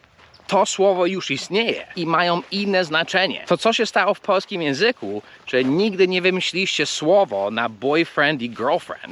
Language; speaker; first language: Polish; early bilingual, heritage; English